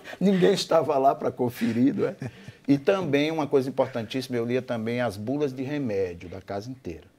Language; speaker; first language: Portuguese; native; Portuguese